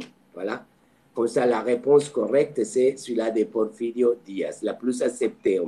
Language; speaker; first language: French; non-native, fluent; Spanish